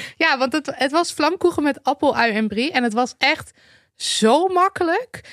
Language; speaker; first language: Dutch; native; Dutch